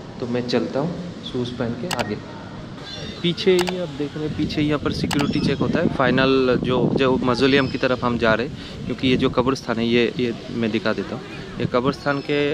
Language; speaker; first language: Hindi; non-native, local second language; Bangla